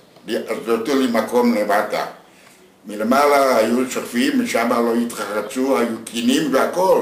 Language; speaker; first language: Hebrew; non-native, fluent; Yiddish